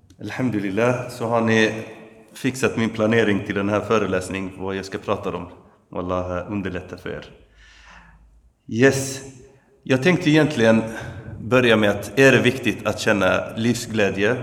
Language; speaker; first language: Swedish; early bilingual, other home language; Arabic